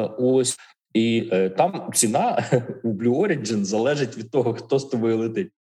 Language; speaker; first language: Ukrainian; native; Ukrainian